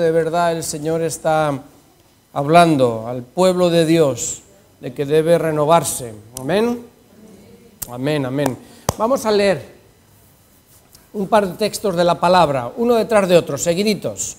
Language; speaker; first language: Spanish; native; Spanish